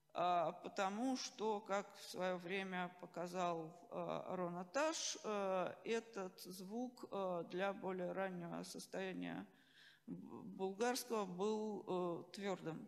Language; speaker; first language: Russian; native; Russian